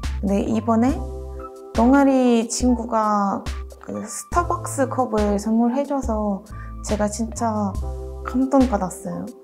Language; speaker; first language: Korean; non-native, fluent; Russian